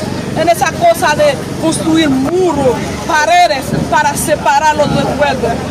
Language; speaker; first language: Spanish; non-native, local second language; Haitian Creole